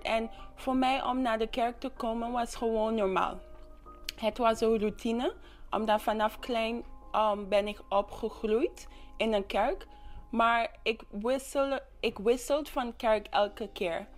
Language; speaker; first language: Dutch; non-native, local second language; English